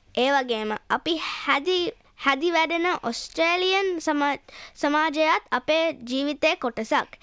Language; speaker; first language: Sinhala; early bilingual, heritage; Sinhala